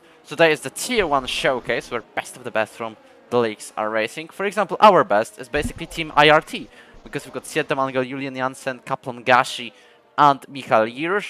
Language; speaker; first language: English; non-native, fluent; Polish